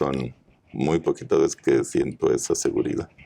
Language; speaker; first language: Spanish; native; Spanish